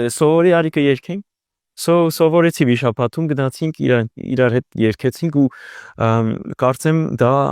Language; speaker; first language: Armenian; early bilingual, heritage; Armenian